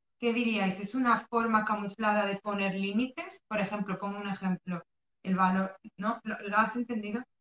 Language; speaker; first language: Spanish; early bilingual, other home language; Arabic